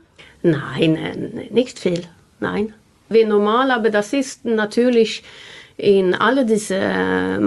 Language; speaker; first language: German; non-native, learner; Swedish